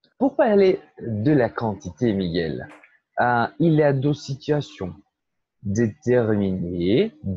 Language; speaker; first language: French; non-native, fluent; Portuguese